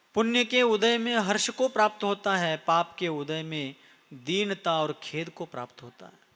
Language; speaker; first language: Hindi; non-native, local second language; Marathi